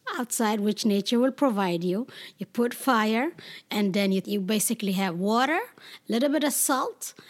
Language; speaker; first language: English; non-native, fluent; Amharic